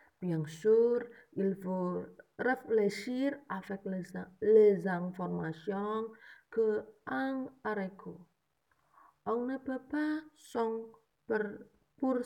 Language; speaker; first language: French; non-native, learner; Indonesian